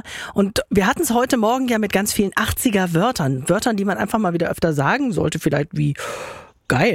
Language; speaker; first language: German; native; German